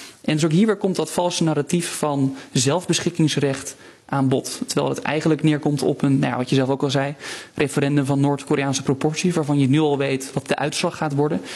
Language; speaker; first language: Dutch; native; Dutch